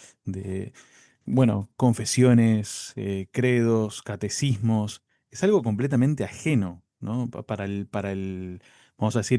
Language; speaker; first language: Spanish; native; Spanish